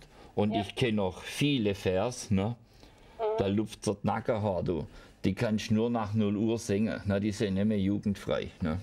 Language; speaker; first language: German; native; German